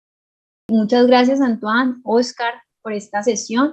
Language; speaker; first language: Spanish; native; Spanish